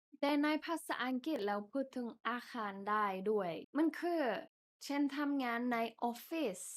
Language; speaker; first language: Thai; non-native, fluent; English